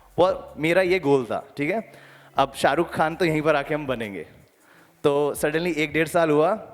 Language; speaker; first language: Hindi; native; Hindi